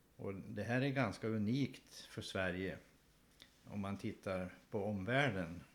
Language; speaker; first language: Swedish; native; Swedish